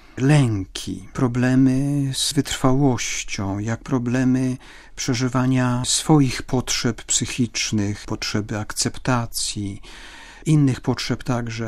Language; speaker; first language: Polish; native; Polish